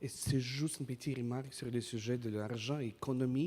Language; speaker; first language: French; non-native, fluent; Russian